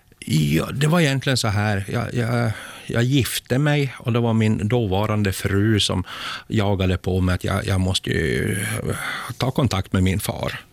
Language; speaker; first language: Swedish; native; Swedish